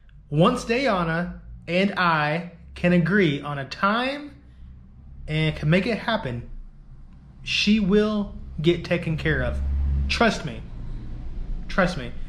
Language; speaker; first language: English; native; English